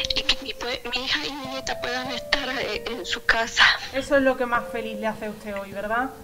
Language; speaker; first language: Spanish; native; Spanish